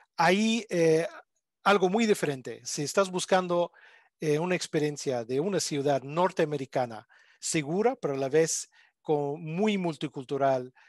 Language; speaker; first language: Spanish; non-native, fluent; English